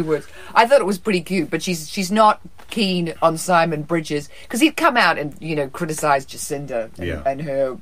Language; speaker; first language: English; native; English